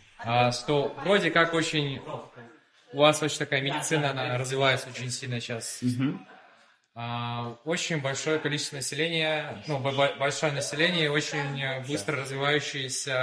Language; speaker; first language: Russian; native; Russian